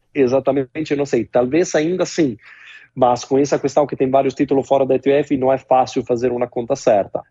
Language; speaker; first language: Portuguese; non-native, fluent; Italian